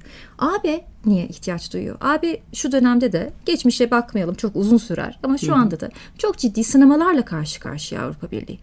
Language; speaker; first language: Turkish; native; Turkish